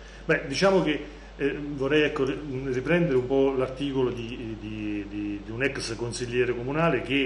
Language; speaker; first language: Italian; native; Italian